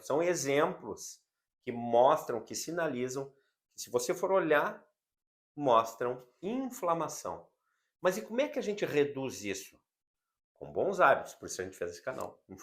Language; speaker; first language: Portuguese; native; Portuguese